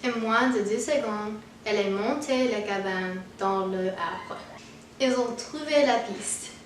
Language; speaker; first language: French; non-native, learner; English